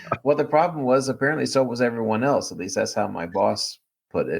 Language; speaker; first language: English; native; English